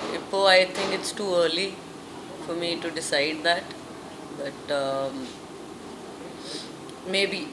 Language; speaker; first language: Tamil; non-native, fluent; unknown